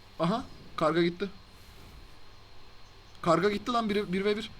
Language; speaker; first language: Turkish; native; Turkish